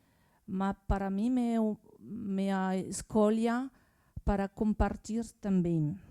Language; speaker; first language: Portuguese; non-native, learner; French